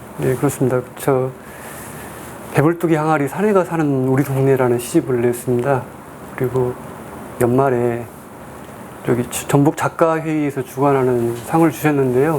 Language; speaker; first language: Korean; native; Korean